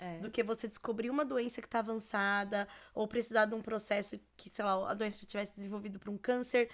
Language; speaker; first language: Portuguese; native; Portuguese